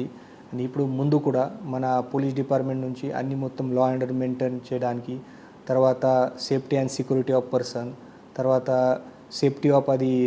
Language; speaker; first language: Telugu; non-native, learner; Marathi